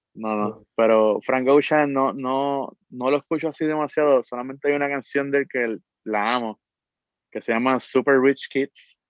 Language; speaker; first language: Spanish; native; Spanish